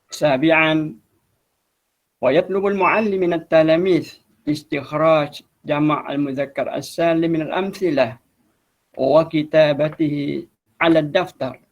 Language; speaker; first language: Arabic; non-native, fluent; Malay